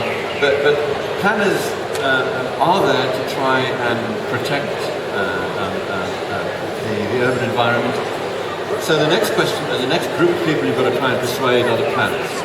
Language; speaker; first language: English; native; English